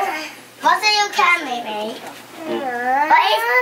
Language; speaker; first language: Chinese; early bilingual, heritage; Chinese